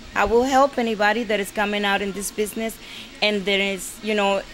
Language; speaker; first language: English; non-native, fluent; Spanish